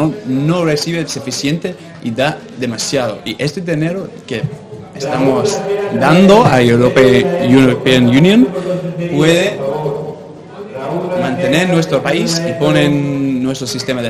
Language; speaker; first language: Spanish; non-native, fluent; English